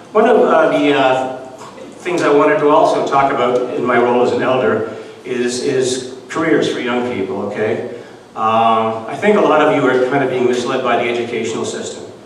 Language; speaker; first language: English; native; English